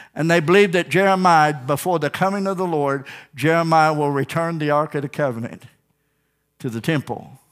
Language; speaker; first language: English; native; English